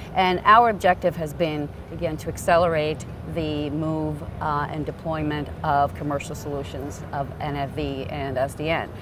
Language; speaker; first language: English; native; English